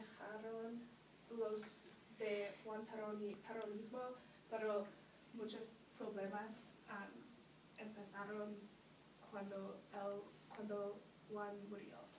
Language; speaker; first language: Spanish; non-native, learner; English